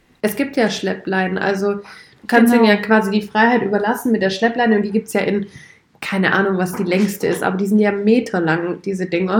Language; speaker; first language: German; native; German